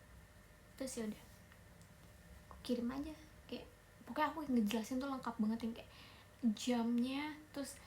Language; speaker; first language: Indonesian; native; Indonesian